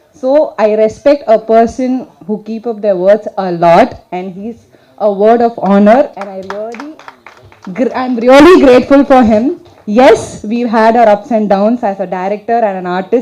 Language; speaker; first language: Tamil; non-native, learner; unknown